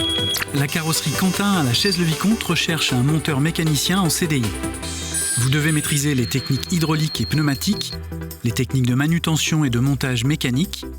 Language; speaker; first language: French; native; French